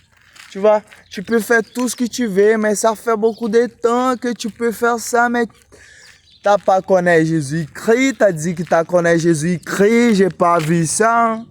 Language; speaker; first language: French; non-native, learner; Portuguese